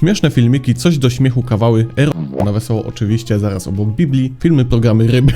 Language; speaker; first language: Polish; native; Polish